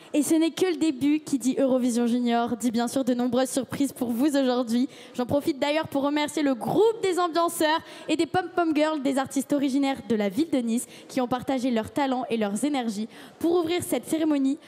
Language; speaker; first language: French; native; French